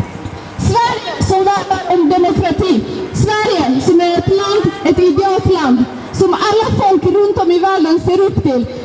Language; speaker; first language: Swedish; non-native, fluent; Azerbaijani